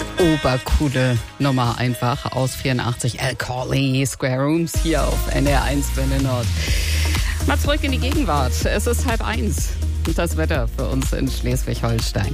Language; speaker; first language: German; native; German